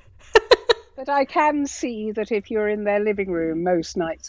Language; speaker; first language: English; native; English